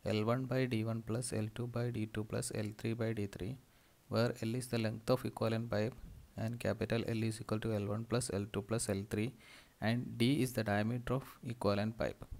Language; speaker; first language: English; non-native, local second language; Malayalam